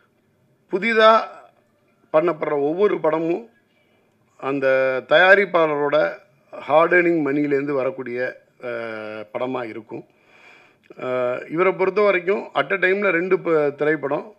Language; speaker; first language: Tamil; native; Tamil